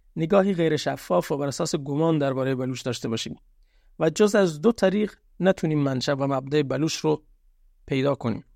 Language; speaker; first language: Persian; non-native, local second language; Baluchi